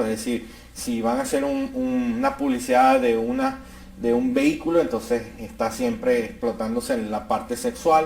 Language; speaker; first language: Spanish; native; Spanish